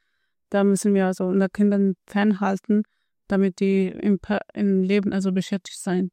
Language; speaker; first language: German; non-native, learner; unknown